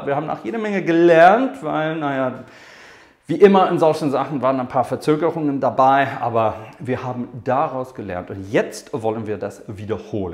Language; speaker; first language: German; non-native, fluent; English